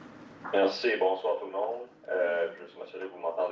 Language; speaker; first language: French; native; French